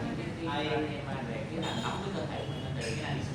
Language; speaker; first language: Vietnamese; native; Vietnamese